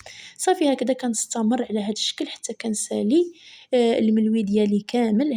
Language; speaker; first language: Arabic; native; Arabic